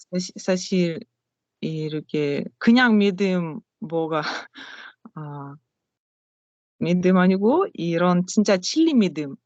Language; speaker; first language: Korean; non-native, learner; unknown